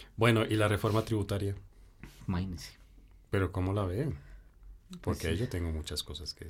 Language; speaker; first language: Spanish; native; Spanish